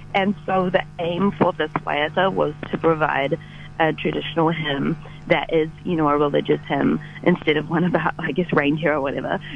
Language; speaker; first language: English; native; English